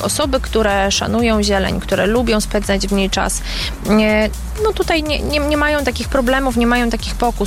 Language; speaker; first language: Polish; native; Polish